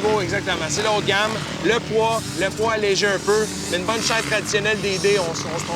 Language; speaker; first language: French; native; French